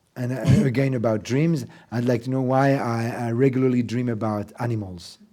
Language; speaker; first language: English; non-native, fluent; French